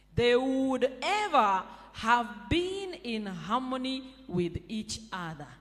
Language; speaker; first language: English; non-native, local second language; Swahili